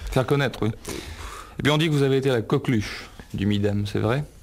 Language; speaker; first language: French; native; French